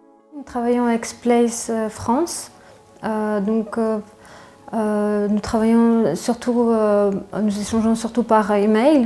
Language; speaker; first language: French; non-native, fluent; Bulgarian